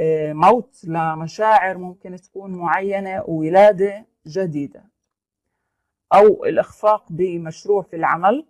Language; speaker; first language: Arabic; native; Arabic